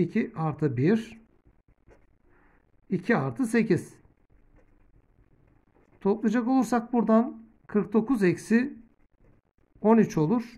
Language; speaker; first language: Turkish; native; Turkish